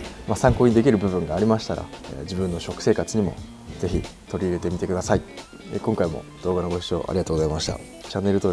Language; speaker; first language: Japanese; native; Japanese